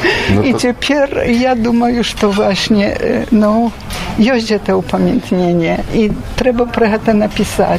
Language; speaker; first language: Belarusian; non-native, local second language; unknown